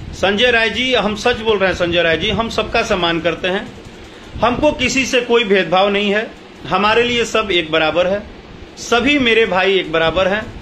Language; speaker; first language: Hindi; non-native, local second language; Bhojpuri